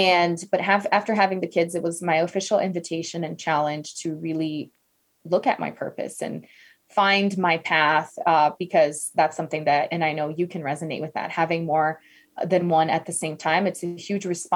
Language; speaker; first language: English; non-native, fluent; Portuguese